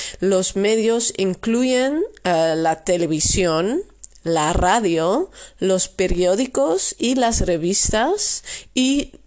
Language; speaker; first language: Spanish; non-native, fluent; Dutch